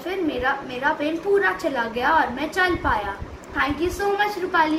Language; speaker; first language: Hindi; native; Hindi